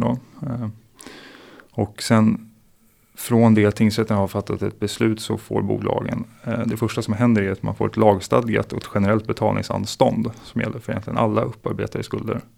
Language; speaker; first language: Swedish; native; Swedish